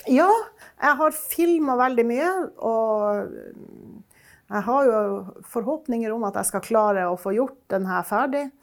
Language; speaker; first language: Norwegian; native; Norwegian